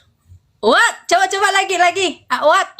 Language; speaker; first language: English; non-native, learner; Indonesian